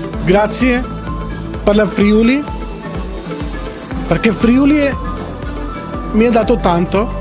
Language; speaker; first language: Italian; non-native, learner; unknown